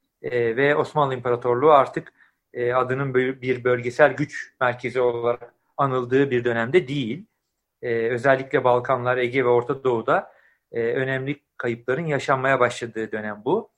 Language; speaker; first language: Turkish; native; Turkish